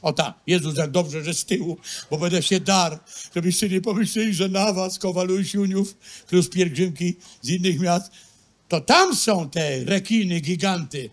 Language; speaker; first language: Polish; native; Polish